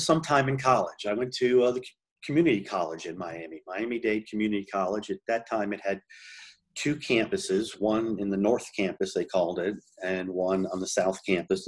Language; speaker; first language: English; native; English